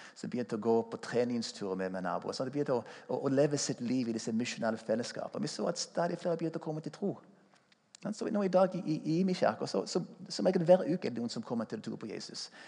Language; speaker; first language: Norwegian; non-native, fluent; English